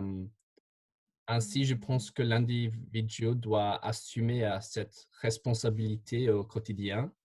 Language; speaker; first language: French; non-native, fluent; English